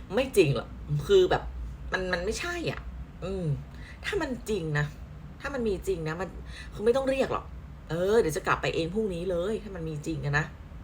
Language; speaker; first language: Thai; native; Thai